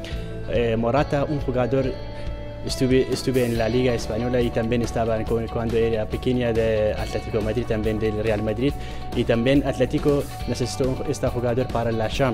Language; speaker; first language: Spanish; non-native, learner; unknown